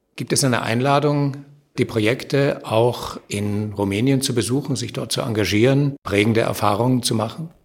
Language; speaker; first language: German; native; German